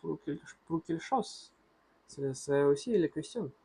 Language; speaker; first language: French; non-native, learner; Russian